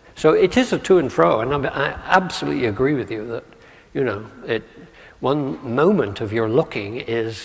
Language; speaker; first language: English; native; English